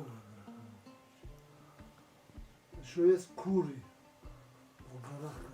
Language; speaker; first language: Russian; non-native, local second language; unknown